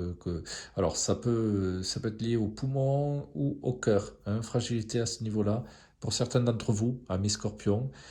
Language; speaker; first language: French; native; French